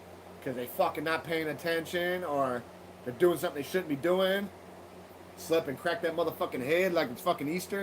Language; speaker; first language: English; native; English